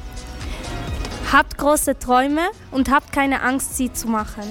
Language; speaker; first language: German; non-native, fluent; Arabic